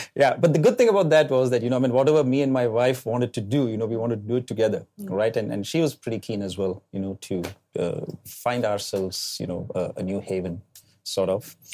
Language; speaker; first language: English; non-native, local second language; Malayalam